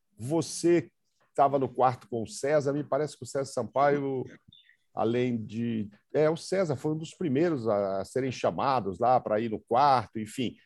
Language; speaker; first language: Portuguese; native; Portuguese